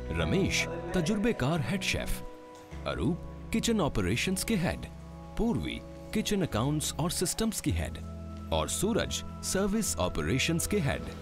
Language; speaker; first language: Hindi; native; Hindi